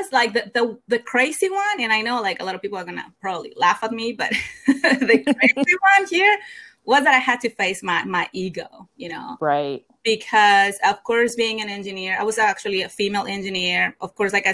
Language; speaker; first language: English; non-native, fluent; Spanish